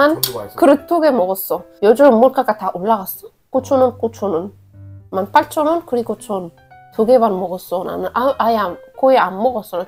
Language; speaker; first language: Korean; non-native, fluent; Arabic